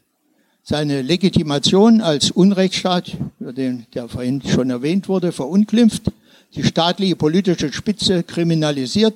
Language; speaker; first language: German; native; German